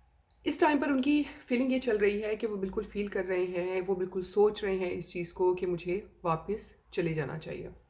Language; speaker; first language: Hindi; native; Hindi